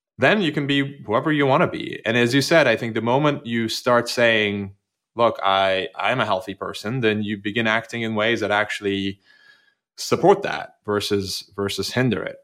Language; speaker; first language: English; non-native, fluent; Turkish